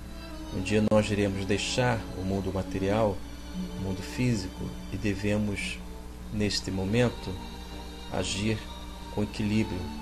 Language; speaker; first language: Portuguese; native; Portuguese